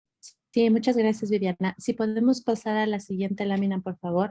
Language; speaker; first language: Spanish; native; Spanish